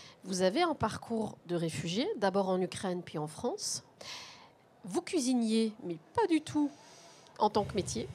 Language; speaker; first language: French; native; French